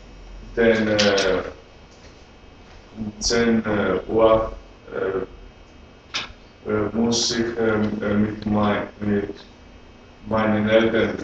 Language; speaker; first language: German; non-native, learner; Greek